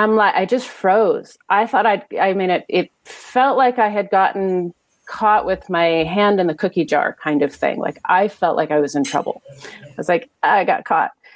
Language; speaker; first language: English; native; English